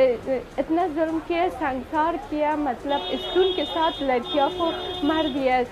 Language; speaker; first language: Hindi; non-native, fluent; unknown